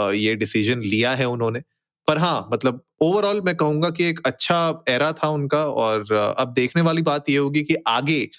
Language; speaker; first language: Hindi; native; Hindi